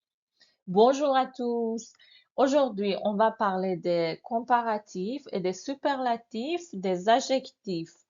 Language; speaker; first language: French; non-native, fluent; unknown